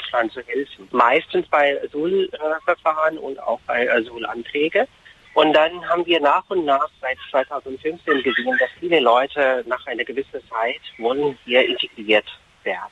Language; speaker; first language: German; non-native, fluent; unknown